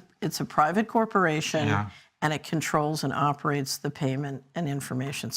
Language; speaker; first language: English; native; English